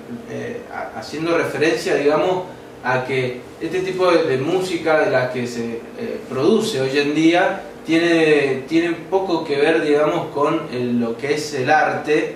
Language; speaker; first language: Spanish; native; Spanish